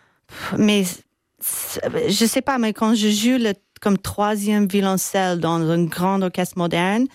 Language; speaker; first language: French; non-native, learner; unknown